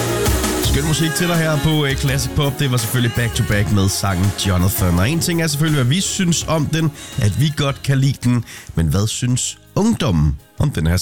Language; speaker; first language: Danish; native; Danish